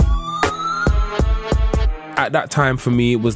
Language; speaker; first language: English; native; English